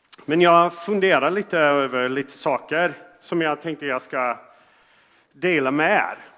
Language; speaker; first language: Swedish; non-native, fluent; English